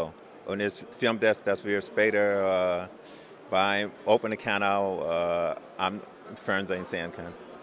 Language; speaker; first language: German; non-native, learner; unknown